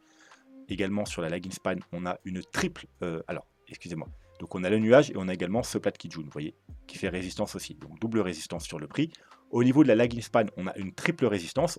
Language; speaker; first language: French; native; French